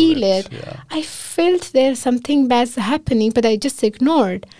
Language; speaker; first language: English; non-native, fluent; Pashto